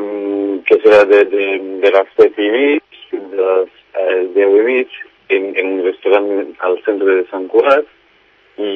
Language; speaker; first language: Catalan; non-native, fluent; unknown